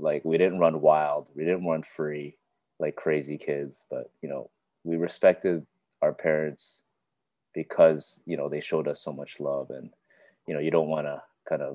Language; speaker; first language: English; native; English